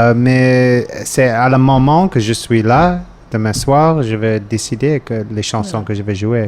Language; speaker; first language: French; non-native, fluent; English